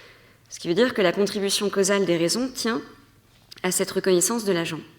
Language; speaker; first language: French; native; French